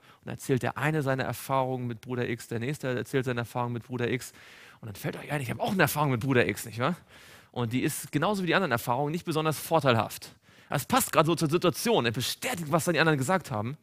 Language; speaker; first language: German; native; German